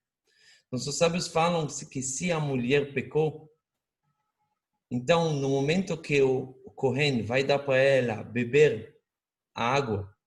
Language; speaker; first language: Portuguese; non-native, fluent; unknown